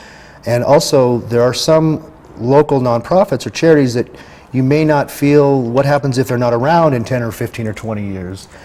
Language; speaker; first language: English; native; English